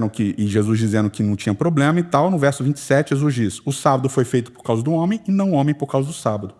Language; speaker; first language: Portuguese; native; Portuguese